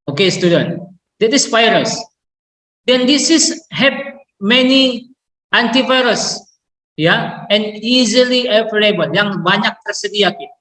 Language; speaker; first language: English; non-native, learner; Indonesian